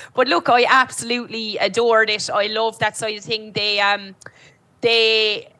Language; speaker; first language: English; native; English